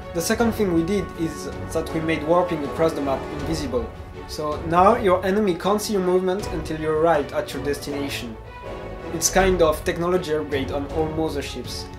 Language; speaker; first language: English; non-native, fluent; French